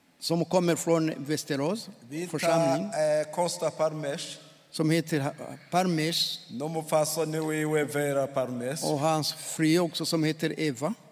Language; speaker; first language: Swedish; non-native, learner; Rundi